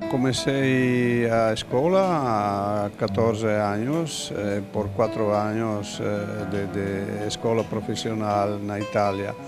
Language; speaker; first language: Portuguese; non-native, learner; Italian